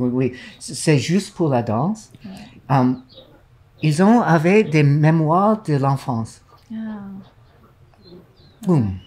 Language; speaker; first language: French; non-native, learner; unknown